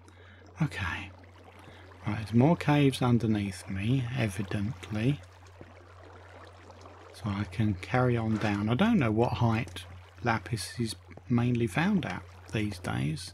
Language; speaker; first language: English; native; English